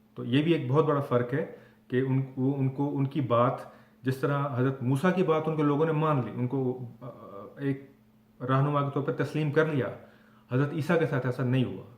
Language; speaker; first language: Urdu; non-native, local second language; Punjabi